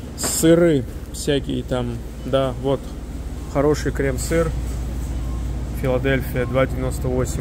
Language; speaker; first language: Russian; native; Russian